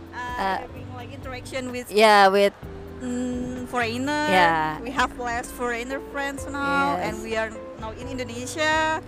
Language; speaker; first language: English; non-native, fluent; Malay